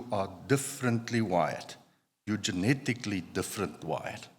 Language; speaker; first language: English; non-native, local second language; Afrikaans